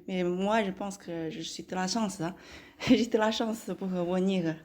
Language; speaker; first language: French; non-native, learner; Chinese